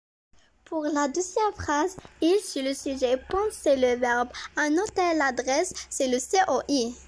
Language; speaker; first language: French; non-native, local second language; Arabic